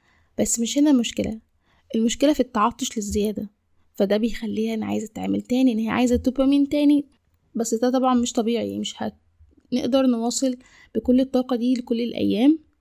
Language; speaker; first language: Arabic; native; Arabic